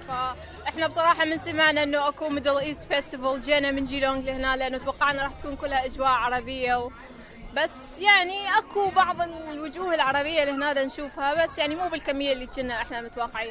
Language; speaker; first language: Arabic; native; Arabic